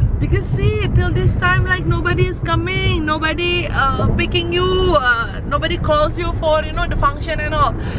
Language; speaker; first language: English; non-native, fluent; Indonesian